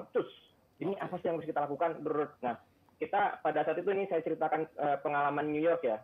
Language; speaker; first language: Indonesian; native; Indonesian